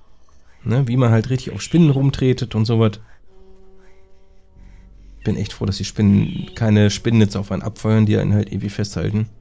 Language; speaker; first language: German; native; German